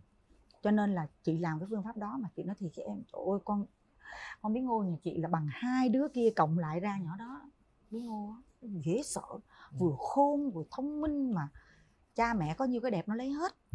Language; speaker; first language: Vietnamese; native; Vietnamese